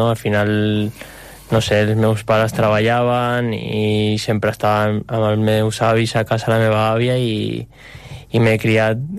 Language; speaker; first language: Catalan; non-native, local second language; Spanish